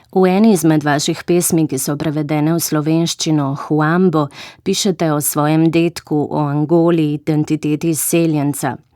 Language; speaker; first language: Slovenian; native; Slovenian